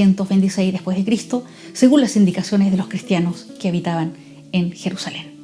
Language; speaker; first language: Spanish; native; Spanish